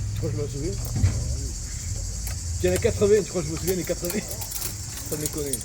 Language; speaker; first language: French; native; French